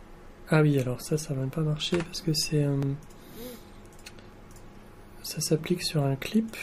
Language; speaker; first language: French; native; French